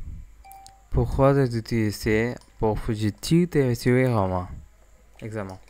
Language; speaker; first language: French; non-native, learner; English